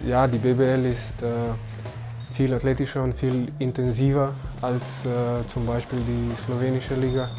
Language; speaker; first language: German; non-native, fluent; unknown